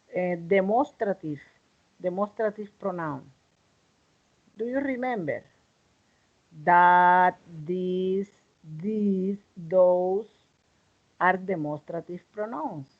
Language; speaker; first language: English; non-native, learner; Spanish